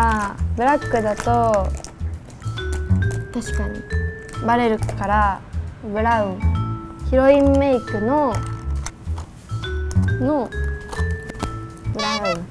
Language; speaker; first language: Japanese; native; Japanese